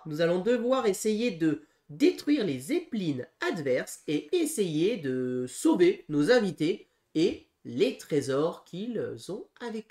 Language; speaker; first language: French; native; French